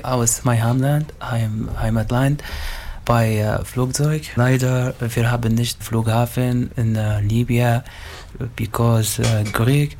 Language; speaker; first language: German; non-native, learner; Arabic